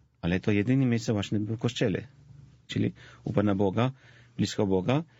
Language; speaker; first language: Polish; non-native, fluent; Georgian